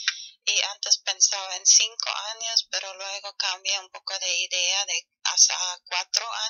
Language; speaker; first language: Spanish; non-native, fluent; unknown